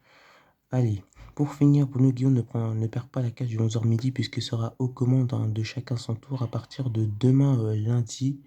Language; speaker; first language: French; native; French